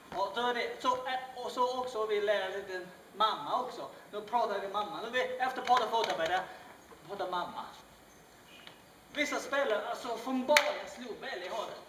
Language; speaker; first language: Swedish; non-native, learner; Chinese